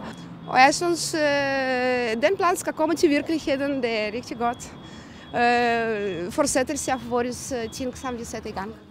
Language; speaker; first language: Danish; non-native, fluent; Russian